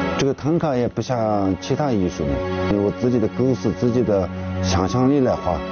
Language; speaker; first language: Chinese; non-native, local second language; Tibetan